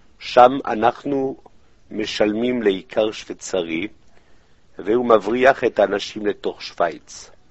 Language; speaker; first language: Hebrew; non-native, fluent; French